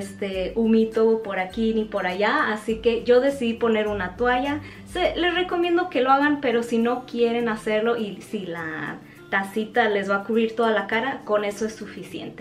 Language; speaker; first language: Spanish; native; Spanish